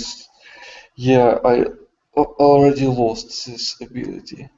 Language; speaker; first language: English; non-native, learner; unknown